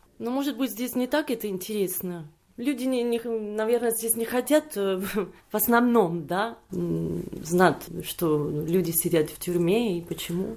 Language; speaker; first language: Russian; non-native, fluent; Catalan